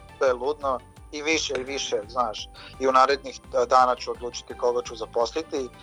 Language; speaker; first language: Serbian; early bilingual, heritage; Serbian